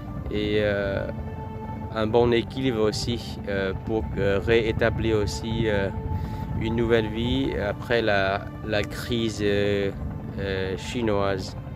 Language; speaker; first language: French; non-native, fluent; Vietnamese